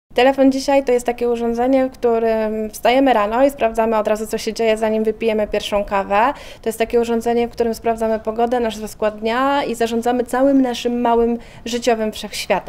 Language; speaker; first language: Polish; native; Polish